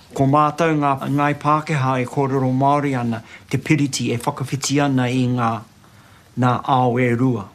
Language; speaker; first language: Māori; non-native, local second language; English